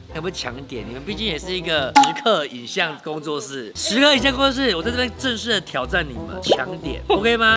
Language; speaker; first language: Chinese; native; Chinese